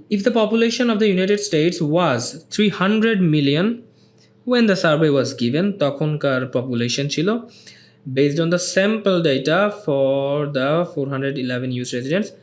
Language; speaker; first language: English; non-native, local second language; Bangla